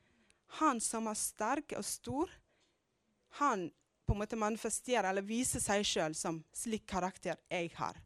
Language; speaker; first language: Norwegian; non-native, fluent; Amharic